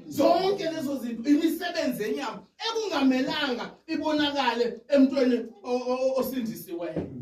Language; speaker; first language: Zulu; non-native, local second language; Xhosa